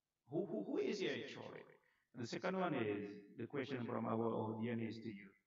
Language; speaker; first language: English; non-native, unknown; Indonesian